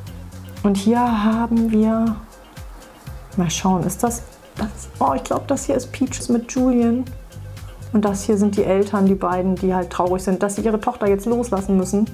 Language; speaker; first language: German; native; German